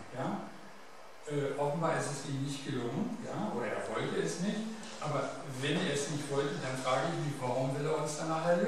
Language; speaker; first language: German; native; German